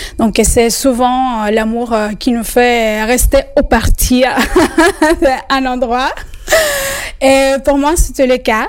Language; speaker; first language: French; non-native, fluent; Spanish